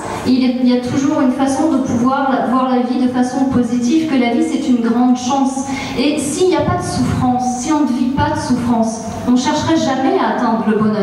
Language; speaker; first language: French; native; French